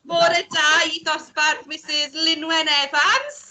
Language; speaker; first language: Welsh; native; Welsh